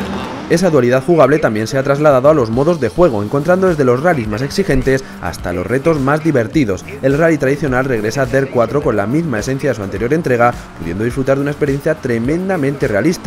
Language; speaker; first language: Spanish; native; Spanish